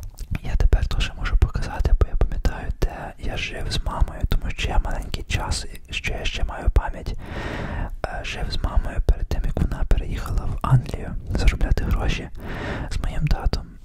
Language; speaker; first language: Ukrainian; early bilingual, heritage; Ukrainian